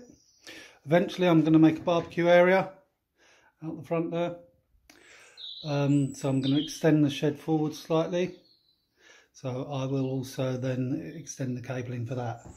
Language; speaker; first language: English; native; English